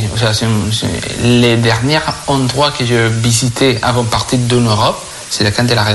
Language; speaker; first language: French; non-native, fluent; Spanish